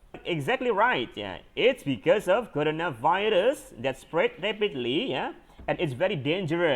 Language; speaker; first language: English; non-native, fluent; Indonesian